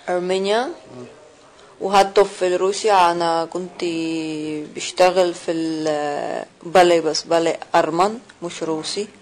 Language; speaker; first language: Arabic; non-native, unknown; Russian